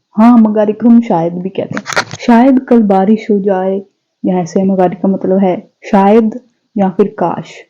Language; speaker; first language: Hindi; non-native, local second language; Punjabi